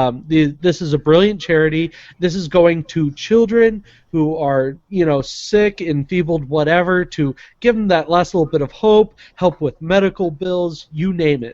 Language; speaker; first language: English; native; English